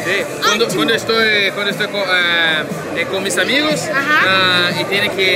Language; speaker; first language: Spanish; non-native, learner; Portuguese